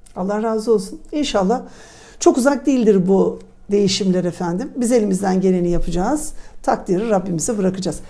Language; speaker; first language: Turkish; native; Turkish